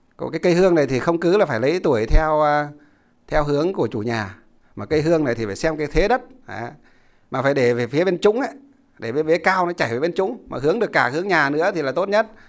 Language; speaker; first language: Vietnamese; non-native, local second language; Muong